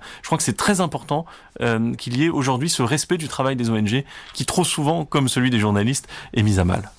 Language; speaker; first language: French; native; French